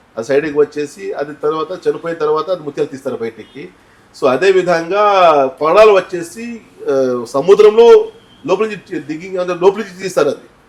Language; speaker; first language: Telugu; non-native, local second language; Urdu